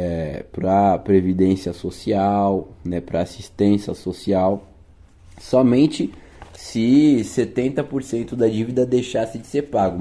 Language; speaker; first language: Portuguese; native; Portuguese